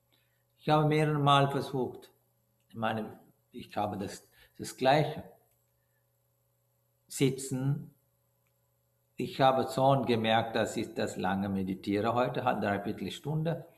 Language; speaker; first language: German; non-native, learner; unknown